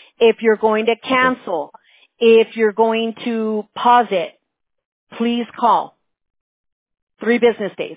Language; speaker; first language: English; early bilingual, other home language; Spanish